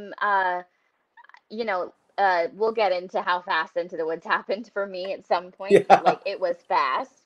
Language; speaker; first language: English; native; English